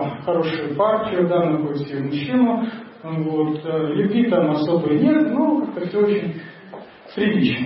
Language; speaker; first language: Russian; native; Russian